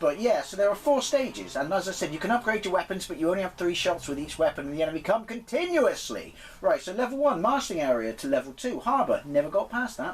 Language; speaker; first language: English; native; English